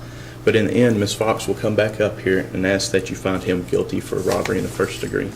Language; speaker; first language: English; native; English